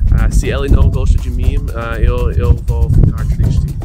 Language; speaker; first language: Portuguese; non-native, learner; English